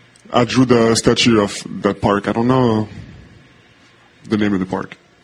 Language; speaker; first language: English; non-native, fluent; French